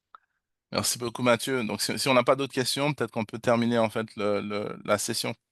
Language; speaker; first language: French; native; French